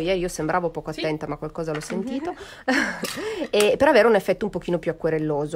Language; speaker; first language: Italian; native; Italian